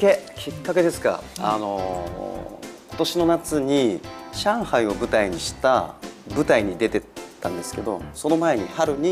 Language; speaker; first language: Japanese; native; Japanese